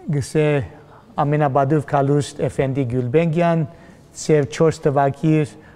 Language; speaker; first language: Armenian; early bilingual, heritage; Armenian